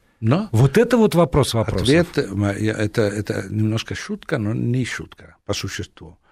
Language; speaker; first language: Russian; non-native, fluent; Italian